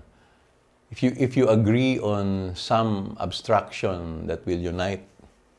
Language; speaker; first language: English; non-native, local second language; Filipino